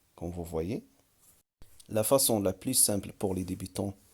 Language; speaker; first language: French; non-native, local second language; Arabic